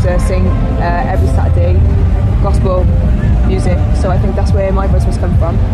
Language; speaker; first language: English; native; English